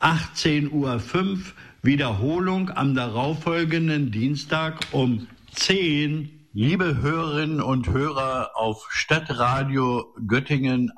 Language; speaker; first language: German; native; German